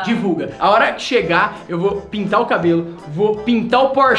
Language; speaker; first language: Portuguese; native; Portuguese